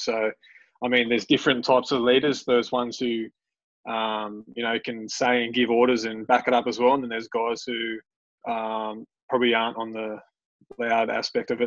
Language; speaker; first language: English; native; English